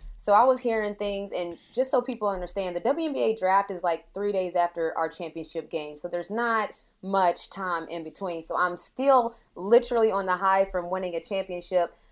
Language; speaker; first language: English; native; English